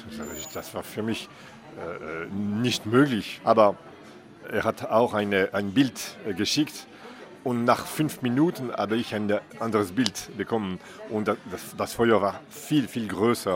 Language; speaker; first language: German; non-native, fluent; French